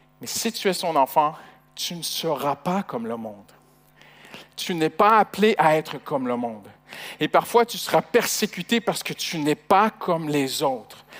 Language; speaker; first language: French; native; French